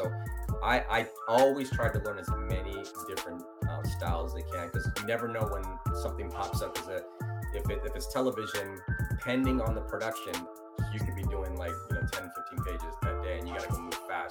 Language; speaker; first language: English; early bilingual, other home language; Italian